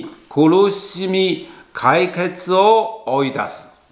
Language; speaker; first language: Japanese; non-native, learner; Chinese